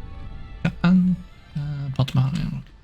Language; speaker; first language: Swedish; non-native, learner; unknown